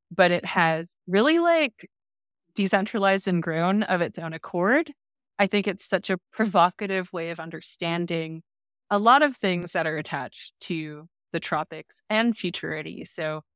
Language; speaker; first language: English; non-native, local second language; Filipino